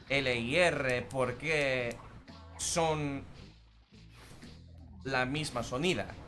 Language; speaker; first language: Spanish; non-native, fluent; English